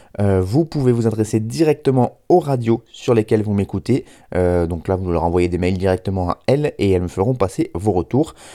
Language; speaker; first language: French; native; French